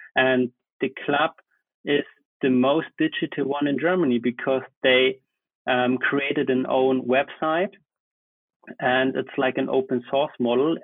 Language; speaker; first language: English; non-native, fluent; German